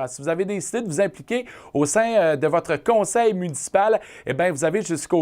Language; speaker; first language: French; native; French